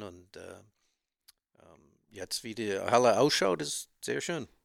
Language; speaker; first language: German; non-native, learner; English